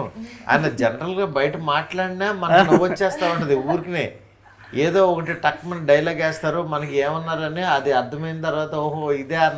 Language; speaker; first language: Telugu; native; Telugu